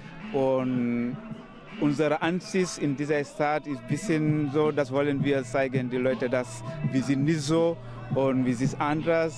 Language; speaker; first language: German; non-native, learner; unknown